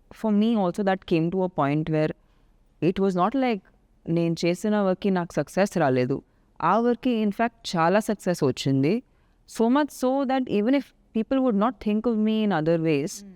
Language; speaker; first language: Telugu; non-native, local second language; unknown